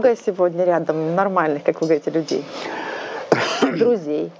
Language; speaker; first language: Russian; native; Russian